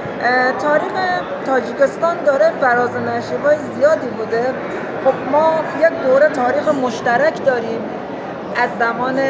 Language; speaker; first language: Persian; native; Persian